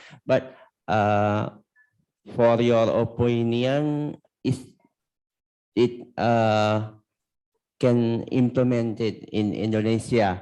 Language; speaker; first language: English; non-native, learner; Indonesian